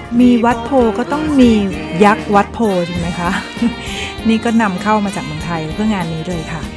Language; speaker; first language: Thai; native; Thai